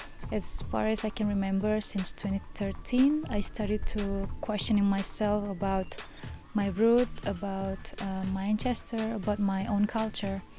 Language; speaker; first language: English; non-native, fluent; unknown